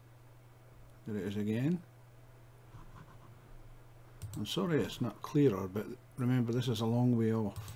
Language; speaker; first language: English; native; English